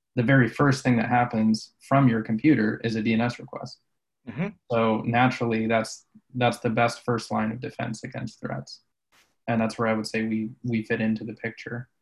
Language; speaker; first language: English; native; English